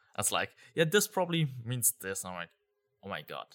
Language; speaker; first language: English; non-native, fluent; German